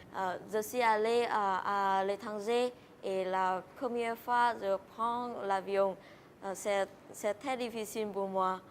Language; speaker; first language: French; non-native, learner; Vietnamese